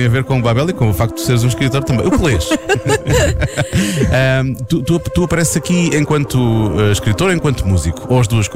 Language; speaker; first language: Portuguese; native; Portuguese